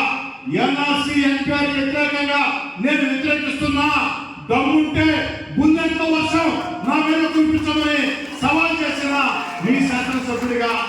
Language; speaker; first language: Telugu; native; Telugu